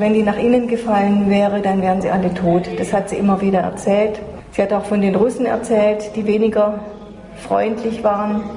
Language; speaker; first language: German; native; German